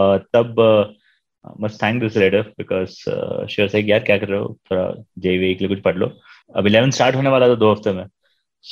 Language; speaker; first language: English; non-native, local second language; Hindi